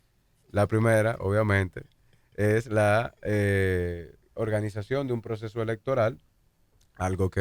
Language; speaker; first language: Spanish; native; Spanish